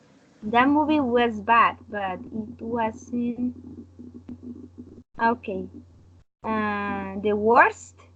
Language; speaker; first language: English; non-native, learner; Spanish